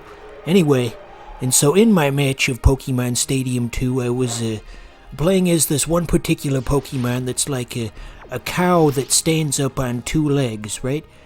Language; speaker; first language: English; native; English